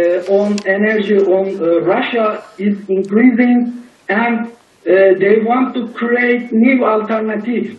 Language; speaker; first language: English; non-native, learner; Turkish